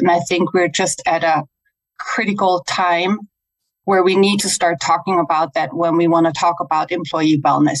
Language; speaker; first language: English; non-native, fluent; German